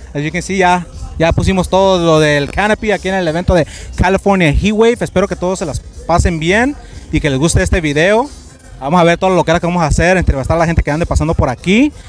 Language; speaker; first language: Spanish; early bilingual, heritage; Spanish